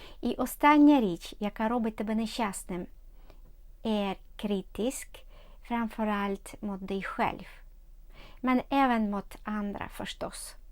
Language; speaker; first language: Swedish; non-native, learner; Ukrainian